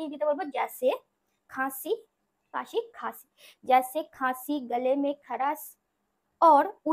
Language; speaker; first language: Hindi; non-native, local second language; Bangla